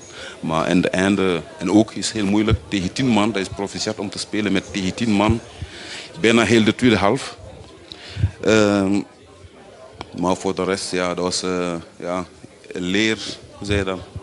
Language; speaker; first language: Dutch; non-native, fluent; French